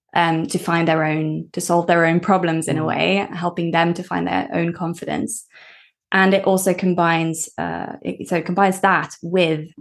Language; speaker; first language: English; early bilingual, other home language; Norwegian